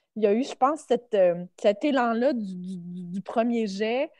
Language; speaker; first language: French; native; French